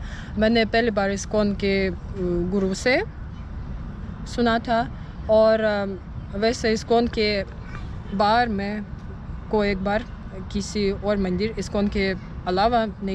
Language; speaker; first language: Hindi; non-native, fluent; Russian